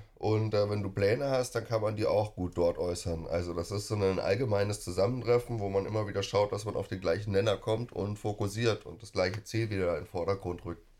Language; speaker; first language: German; native; German